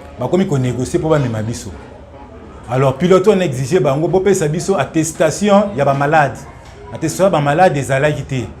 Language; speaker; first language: Lingala; native; Lingala